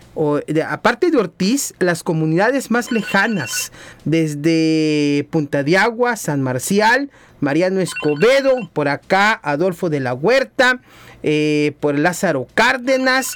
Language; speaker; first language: Spanish; native; Spanish